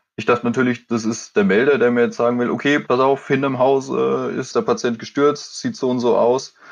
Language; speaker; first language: German; native; German